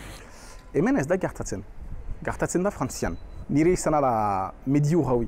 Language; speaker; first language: Basque; non-native, local second language; French